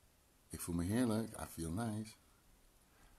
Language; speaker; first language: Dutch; early bilingual, other home language; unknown